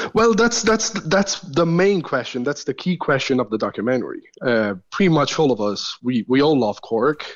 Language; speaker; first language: English; non-native, fluent; Italian